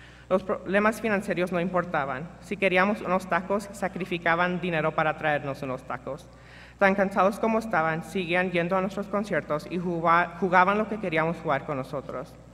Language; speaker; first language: Spanish; early bilingual, heritage; Spanish